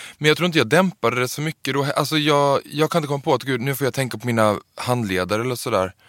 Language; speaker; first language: Swedish; native; Swedish